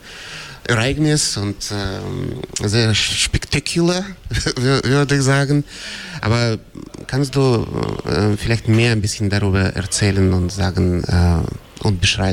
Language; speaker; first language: German; non-native, fluent; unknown